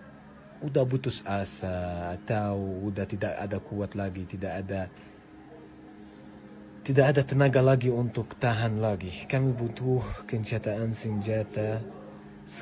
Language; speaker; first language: Indonesian; non-native, learner; Arabic